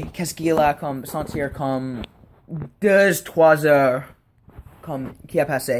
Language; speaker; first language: French; non-native, learner; English